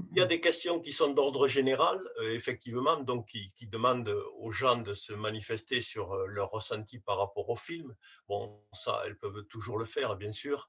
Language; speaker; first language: French; native; French